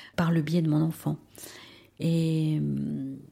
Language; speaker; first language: French; early bilingual, other home language; Spanish